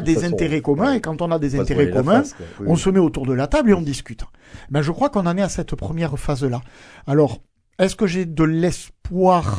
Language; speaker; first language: French; native; French